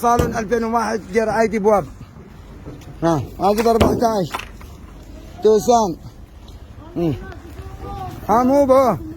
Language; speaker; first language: Arabic; native; Arabic